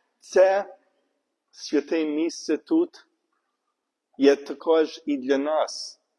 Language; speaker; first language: Ukrainian; non-native, learner; English